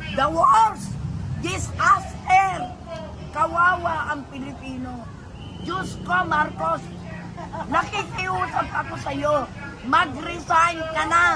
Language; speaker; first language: Filipino; non-native, local second language; Iloko